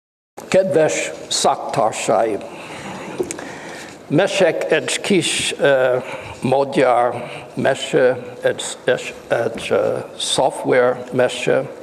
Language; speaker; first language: Hungarian; non-native, learner; English